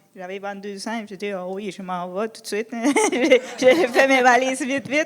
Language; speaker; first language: French; non-native, fluent; Spanish